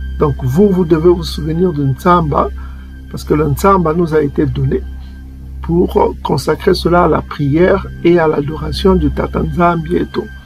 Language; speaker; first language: French; non-native, local second language; Kongo